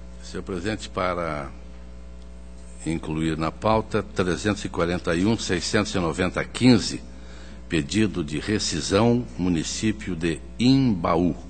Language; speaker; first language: Portuguese; native; Portuguese